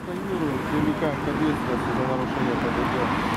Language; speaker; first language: Russian; native; Russian